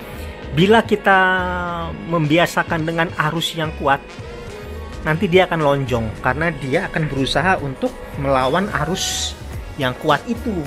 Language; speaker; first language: Indonesian; native; Indonesian